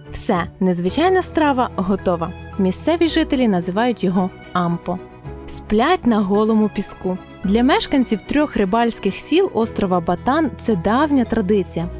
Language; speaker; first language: Ukrainian; native; Ukrainian